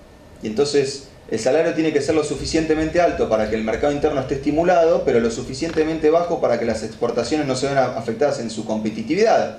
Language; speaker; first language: Spanish; native; Spanish